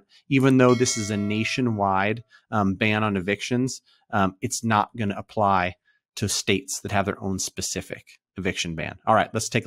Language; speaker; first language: English; native; English